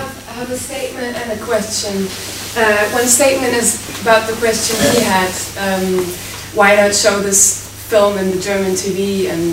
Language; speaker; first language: English; non-native, fluent; German